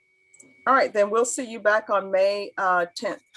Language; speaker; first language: English; native; English